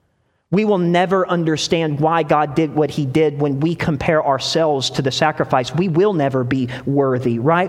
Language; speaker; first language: English; native; English